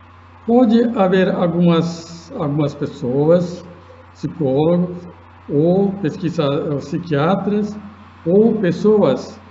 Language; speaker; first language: Portuguese; non-native, fluent; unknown